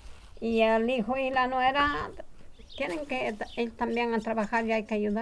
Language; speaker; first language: Spanish; non-native, local second language; Galician